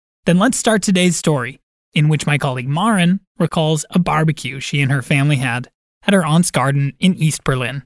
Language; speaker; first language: English; native; English